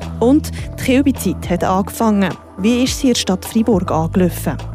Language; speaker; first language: German; native; German